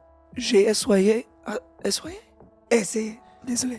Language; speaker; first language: French; non-native, learner; English